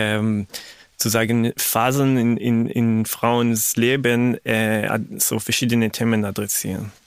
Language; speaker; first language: German; non-native, fluent; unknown